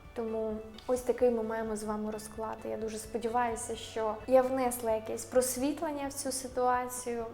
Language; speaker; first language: Ukrainian; non-native, local second language; Russian